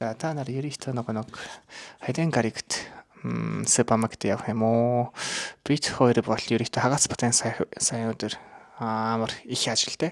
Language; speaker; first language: Mongolian; non-native, learner; Japanese